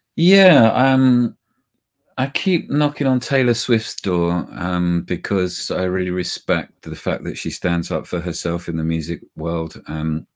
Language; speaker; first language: English; native; English